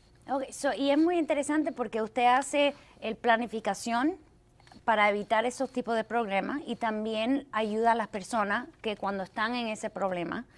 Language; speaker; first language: Spanish; early bilingual, heritage; Spanish